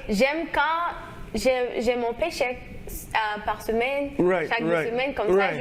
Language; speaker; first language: French; non-native, local second language; Haitian Creole